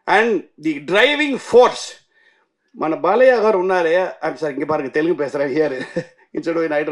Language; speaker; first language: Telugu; non-native, fluent; Tamil